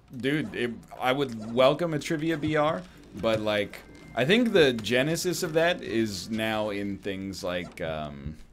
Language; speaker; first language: English; native; English